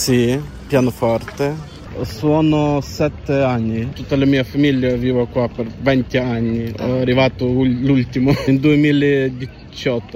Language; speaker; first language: Italian; non-native, learner; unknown